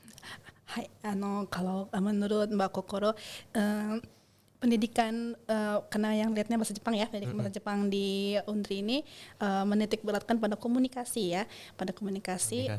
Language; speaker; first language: Indonesian; non-native, fluent; Japanese